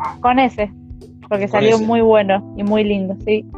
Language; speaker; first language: Spanish; native; Spanish